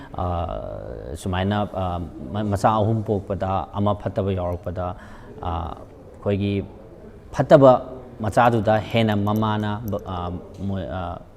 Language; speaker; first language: Manipuri; native; Manipuri